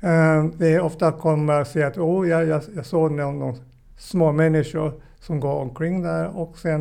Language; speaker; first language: Swedish; non-native, fluent; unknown